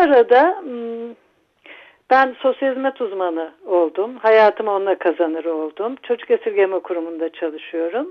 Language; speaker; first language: Turkish; native; Turkish